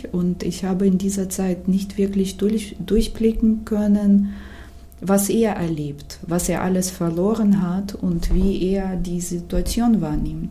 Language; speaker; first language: German; non-native, fluent; Ukrainian